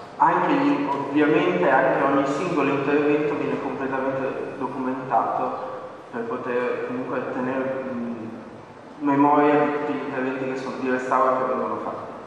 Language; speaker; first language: Italian; native; Italian